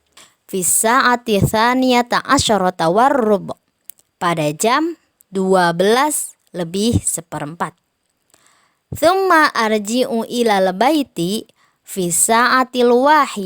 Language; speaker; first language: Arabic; non-native, fluent; Indonesian